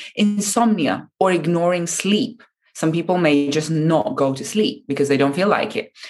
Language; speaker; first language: English; non-native, fluent; Japanese